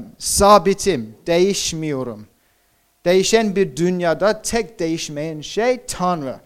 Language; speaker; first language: Turkish; non-native, fluent; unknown